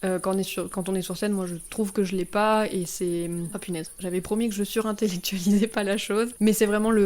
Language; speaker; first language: French; native; French